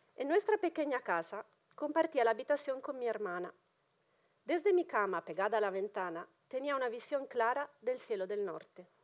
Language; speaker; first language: Spanish; non-native, fluent; Italian